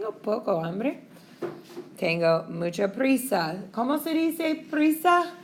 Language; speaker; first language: Spanish; non-native, fluent; English